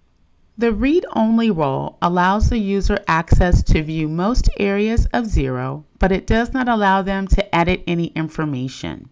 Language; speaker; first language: English; native; English